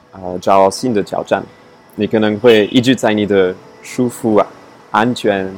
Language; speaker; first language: Chinese; non-native, fluent; French